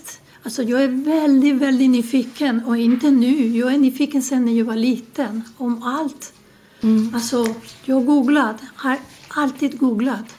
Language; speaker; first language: Swedish; non-native, learner; Spanish